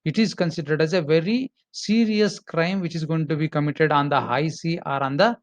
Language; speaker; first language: English; non-native, local second language; Kannada